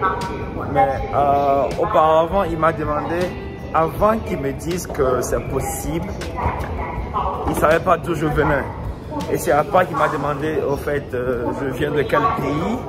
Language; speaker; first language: French; non-native, local second language; Ewe